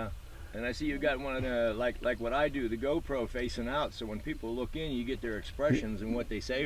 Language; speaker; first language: English; native; English